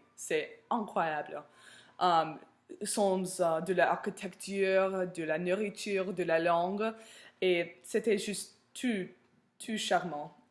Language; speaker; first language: French; non-native, learner; English